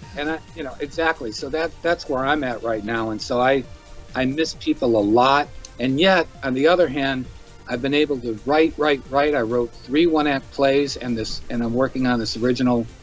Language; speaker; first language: English; native; English